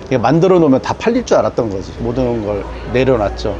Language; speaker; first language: Korean; native; Korean